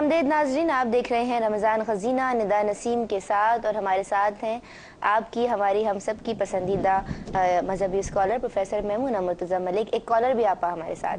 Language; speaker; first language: Urdu; native; Urdu